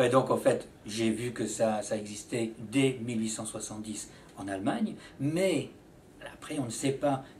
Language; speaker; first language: French; native; French